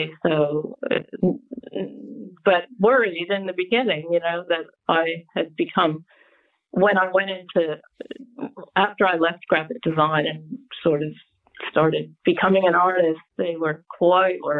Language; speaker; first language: English; native; English